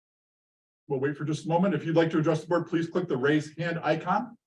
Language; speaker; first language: English; native; English